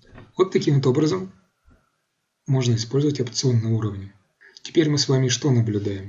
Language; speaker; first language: Russian; native; Russian